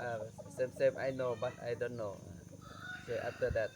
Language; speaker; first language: English; non-native, learner; Thai